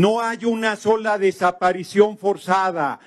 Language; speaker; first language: Spanish; native; Spanish